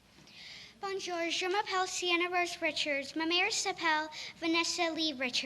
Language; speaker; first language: French; non-native, learner; English